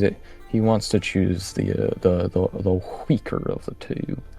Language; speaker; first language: English; native; English